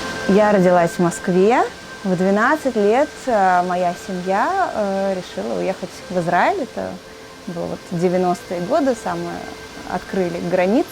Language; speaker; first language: Russian; native; Russian